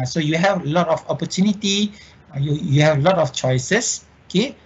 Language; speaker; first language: English; non-native, local second language; Malay